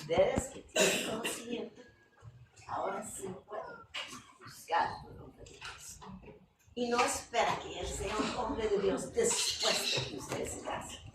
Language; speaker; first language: Spanish; non-native, fluent; English